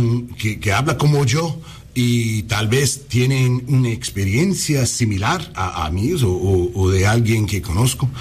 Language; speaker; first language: Spanish; early bilingual, heritage; English